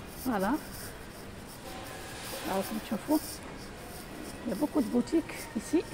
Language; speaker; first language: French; non-native, local second language; Arabic